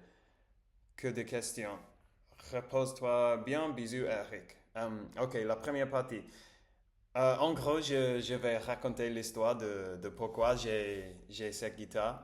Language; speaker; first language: French; non-native, learner; Spanish